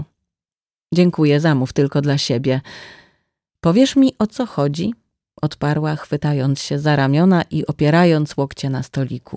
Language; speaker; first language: Polish; native; Polish